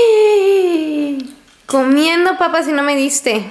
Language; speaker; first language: Spanish; native; Spanish